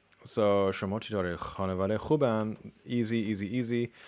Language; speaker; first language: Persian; non-native, learner; English